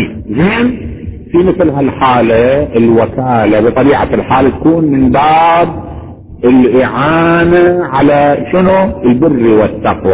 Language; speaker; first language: Arabic; native; Arabic